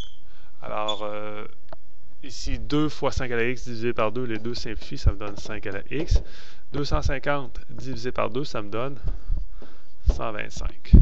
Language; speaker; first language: French; native; French